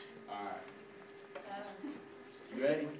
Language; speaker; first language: English; native; English